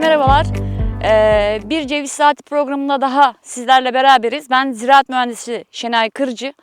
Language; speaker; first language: Turkish; native; Turkish